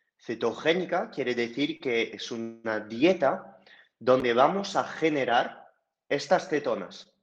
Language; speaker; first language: Spanish; non-native, fluent; French